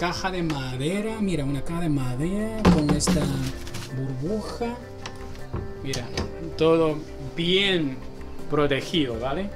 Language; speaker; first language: Spanish; non-native, learner; Chinese